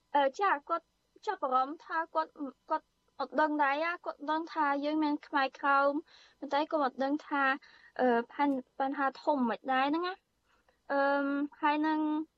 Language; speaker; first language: Khmer; early bilingual, heritage; Khmer